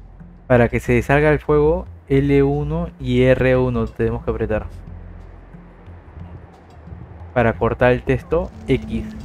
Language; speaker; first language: Spanish; native; Spanish